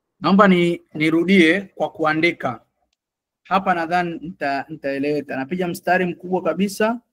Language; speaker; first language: Swahili; native; Swahili